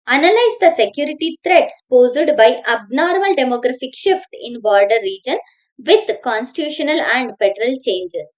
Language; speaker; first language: English; non-native, local second language; Kannada